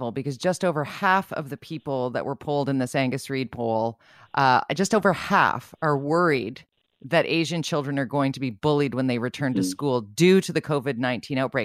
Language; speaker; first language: English; native; English